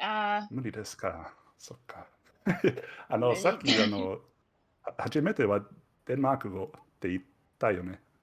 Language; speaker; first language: Japanese; non-native, fluent; Danish